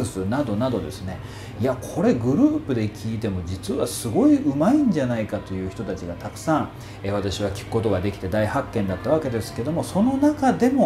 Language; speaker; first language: Japanese; native; Japanese